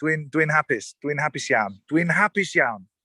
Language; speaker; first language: Welsh; non-native, learner; English